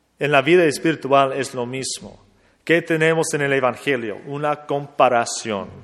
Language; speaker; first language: Spanish; non-native, fluent; English